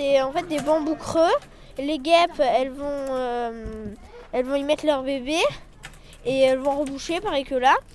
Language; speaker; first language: French; native; French